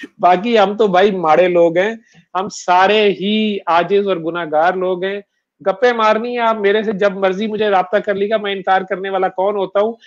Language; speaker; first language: Urdu; non-native, local second language; Punjabi